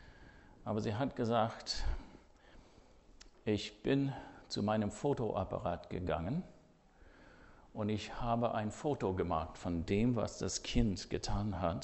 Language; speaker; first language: German; non-native, fluent; English